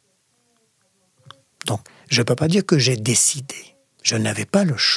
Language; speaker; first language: French; non-native, fluent; Arabic